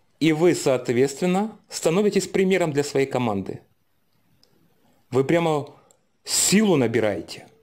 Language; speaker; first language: Russian; native; Russian